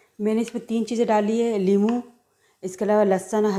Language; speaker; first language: Urdu; native; Urdu